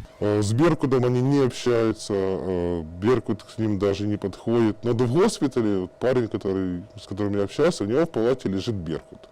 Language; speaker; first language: Russian; native; Russian